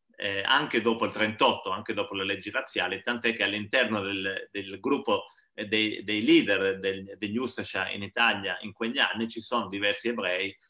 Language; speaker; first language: Italian; native; Italian